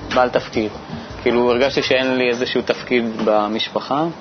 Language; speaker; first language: Hebrew; early bilingual, other home language; French